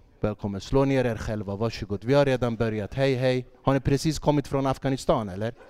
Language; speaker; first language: Swedish; early bilingual, other home language; Kurdish